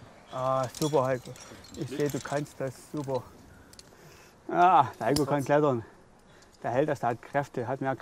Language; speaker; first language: German; native; German